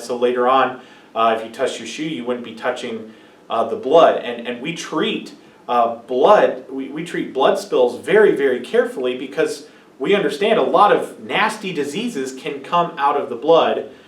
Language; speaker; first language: English; native; English